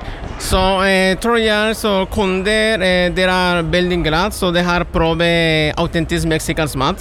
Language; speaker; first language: Norwegian; non-native, learner; Spanish